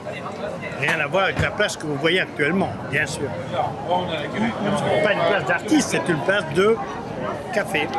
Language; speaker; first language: French; non-native, fluent; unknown